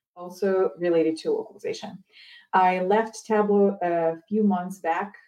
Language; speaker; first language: English; non-native, fluent; Ukrainian